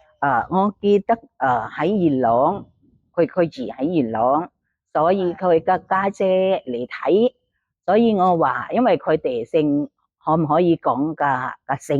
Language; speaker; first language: Cantonese; non-native, learner; Thai